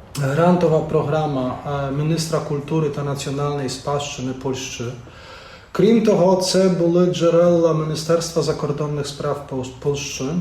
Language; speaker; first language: Ukrainian; non-native, fluent; Polish